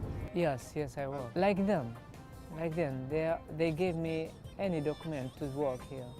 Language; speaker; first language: English; non-native, learner; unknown